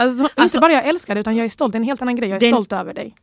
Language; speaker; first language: Swedish; early bilingual, other home language; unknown